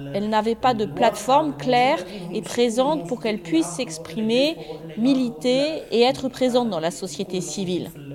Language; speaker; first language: French; non-native, local second language; Arabic